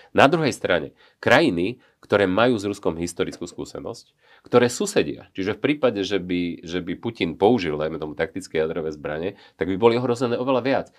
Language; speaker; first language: Slovak; native; Slovak